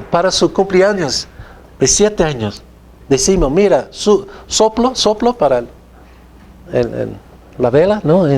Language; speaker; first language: Spanish; non-native, fluent; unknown